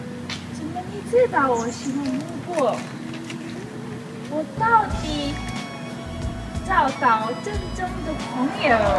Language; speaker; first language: Chinese; non-native, learner; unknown